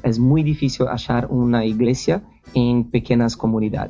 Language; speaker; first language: Spanish; non-native, learner; Portuguese